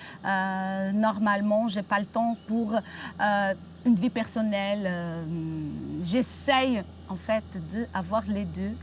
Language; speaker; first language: French; non-native, fluent; Portuguese